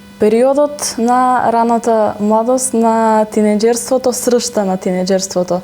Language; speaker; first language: Macedonian; native; Macedonian